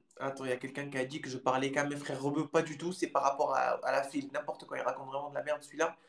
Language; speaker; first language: French; native; French